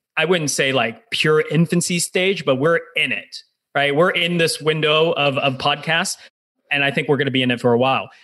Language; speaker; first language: English; native; English